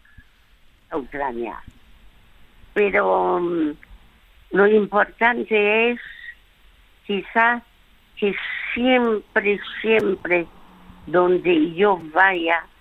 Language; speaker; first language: Spanish; early bilingual, other home language; French